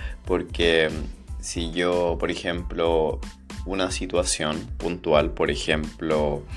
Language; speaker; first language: Spanish; native; Spanish